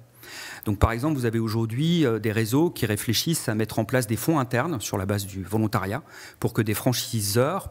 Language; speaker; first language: French; native; French